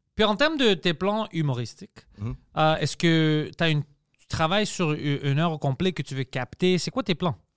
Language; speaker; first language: French; early bilingual, other home language; Greek